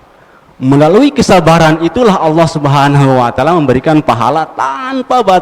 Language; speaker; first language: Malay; non-native, local second language; Sasak